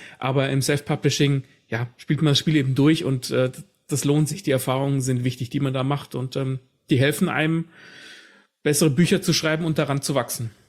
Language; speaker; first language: German; native; German